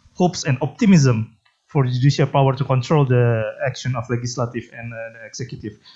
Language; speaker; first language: English; non-native, fluent; Indonesian